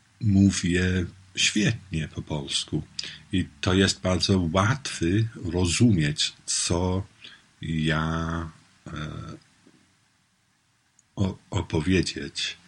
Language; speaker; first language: Polish; non-native, learner; English